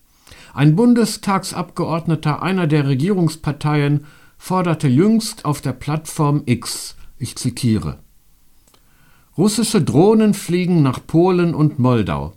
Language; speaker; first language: German; native; German